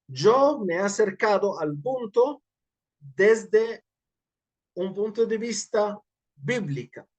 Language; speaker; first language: Spanish; non-native, fluent; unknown